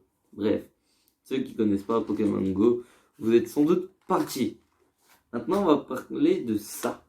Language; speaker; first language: French; native; French